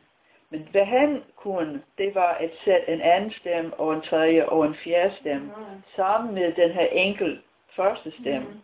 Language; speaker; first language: Danish; non-native, fluent; English